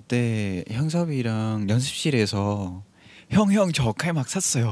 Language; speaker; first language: Korean; non-native, learner; Vietnamese